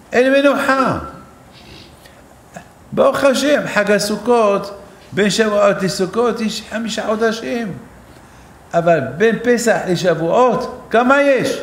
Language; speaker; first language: Hebrew; non-native, fluent; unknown